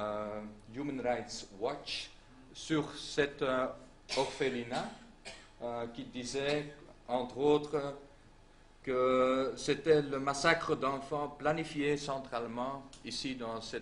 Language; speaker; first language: French; non-native, local second language; Dutch